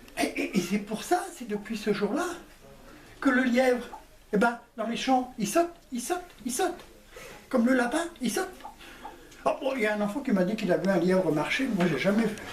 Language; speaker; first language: French; native; French